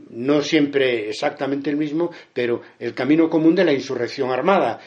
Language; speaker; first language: Spanish; native; Spanish